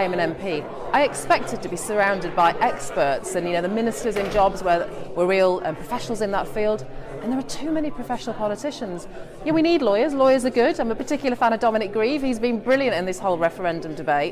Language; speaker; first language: English; native; English